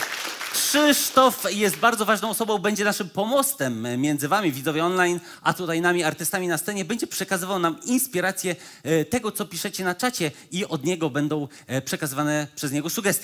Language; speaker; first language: Polish; native; Polish